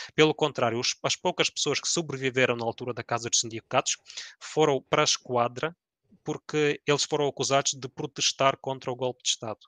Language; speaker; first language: Portuguese; early bilingual, other home language; Ukrainian